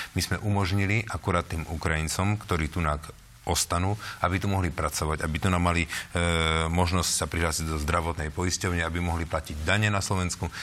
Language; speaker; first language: Slovak; native; Slovak